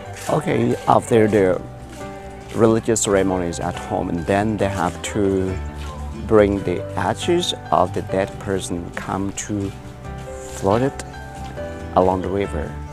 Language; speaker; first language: English; non-native, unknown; Thai